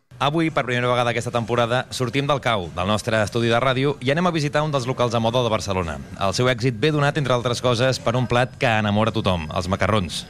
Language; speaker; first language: Catalan; native; Catalan